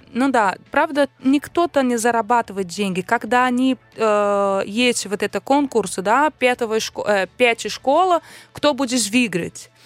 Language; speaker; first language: Russian; non-native, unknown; Portuguese